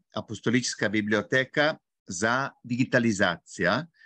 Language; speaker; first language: Bulgarian; native; Bulgarian